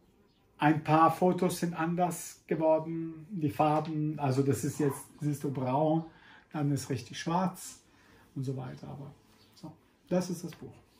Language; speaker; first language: German; non-native, fluent; Italian